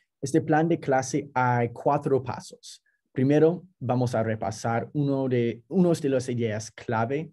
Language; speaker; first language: Spanish; non-native, fluent; English